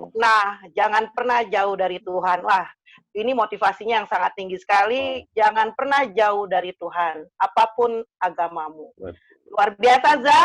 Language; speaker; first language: Indonesian; native; Indonesian